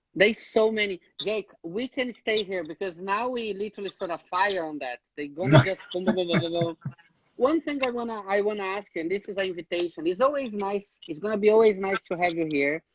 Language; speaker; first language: English; non-native, fluent; Portuguese